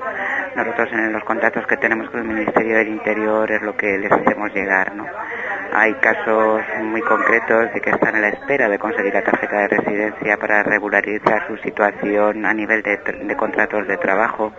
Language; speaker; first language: Spanish; native; Spanish